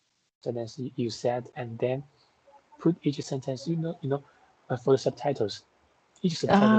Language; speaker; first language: English; non-native, fluent; Chinese